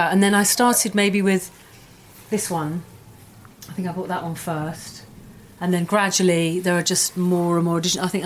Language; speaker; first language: English; native; English